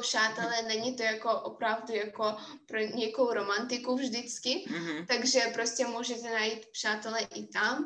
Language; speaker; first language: Czech; non-native, fluent; Russian